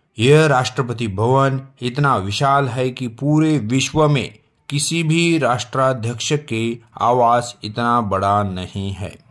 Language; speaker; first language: Hindi; non-native, local second language; Marathi